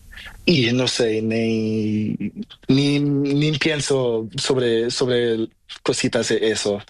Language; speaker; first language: Spanish; non-native, learner; Portuguese